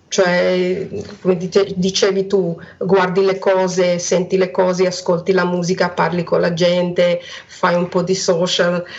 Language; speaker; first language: Italian; non-native, fluent; Hungarian